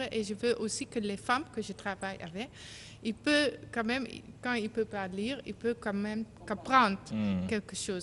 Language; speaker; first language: French; non-native, learner; Dutch